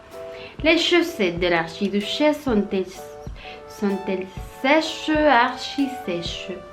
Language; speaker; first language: French; non-native, fluent; Spanish